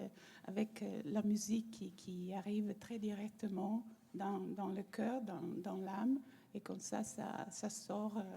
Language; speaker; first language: French; non-native, learner; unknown